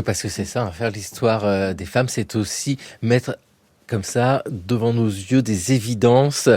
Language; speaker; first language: French; native; French